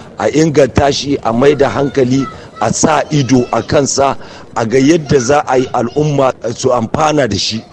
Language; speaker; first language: Hausa; native; Hausa